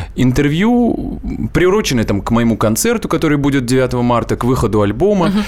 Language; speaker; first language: Russian; native; Russian